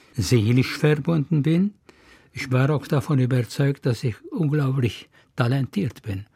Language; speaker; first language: German; non-native, fluent; Hungarian